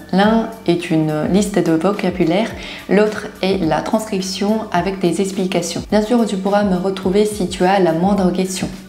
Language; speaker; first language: French; non-native, fluent; Chinese